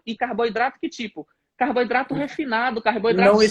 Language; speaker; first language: Portuguese; native; Portuguese